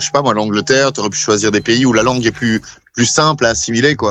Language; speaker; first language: French; native; French